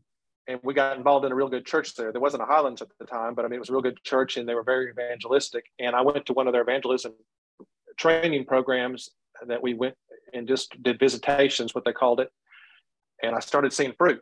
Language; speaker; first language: English; native; English